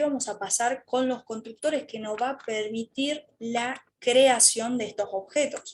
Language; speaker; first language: Spanish; native; Spanish